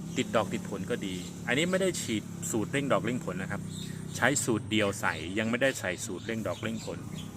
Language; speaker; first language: Thai; non-native, local second language; Khmer